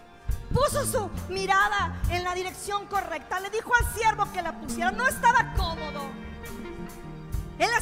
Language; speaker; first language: Spanish; native; Spanish